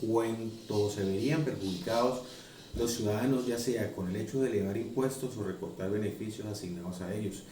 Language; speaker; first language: Spanish; native; Spanish